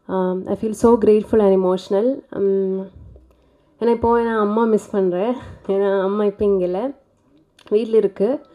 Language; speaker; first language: Tamil; non-native, local second language; Malayalam